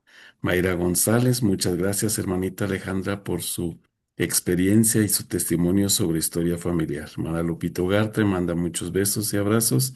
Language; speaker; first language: Spanish; native; Spanish